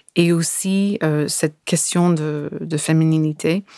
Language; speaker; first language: French; non-native, fluent; English